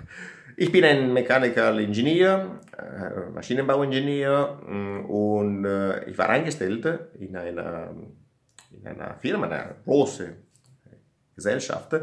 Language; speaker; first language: German; non-native, learner; Italian